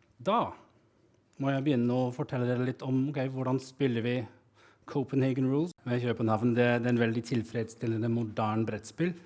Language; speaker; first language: Norwegian; non-native, fluent; English